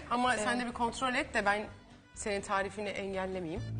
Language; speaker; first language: Turkish; native; Turkish